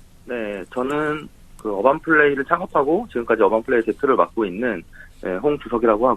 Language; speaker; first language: Korean; native; Korean